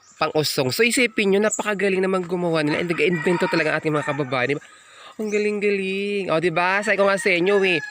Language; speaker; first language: Filipino; native; Filipino